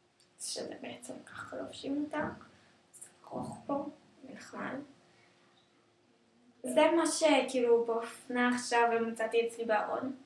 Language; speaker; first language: Hebrew; native; Hebrew